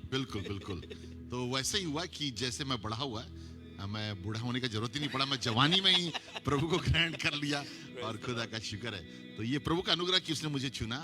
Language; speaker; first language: Hindi; native; Hindi